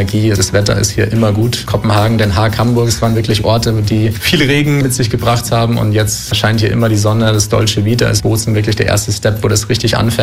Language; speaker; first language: German; native; German